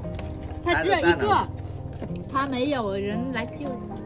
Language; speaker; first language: Chinese; non-native, learner; Vietnamese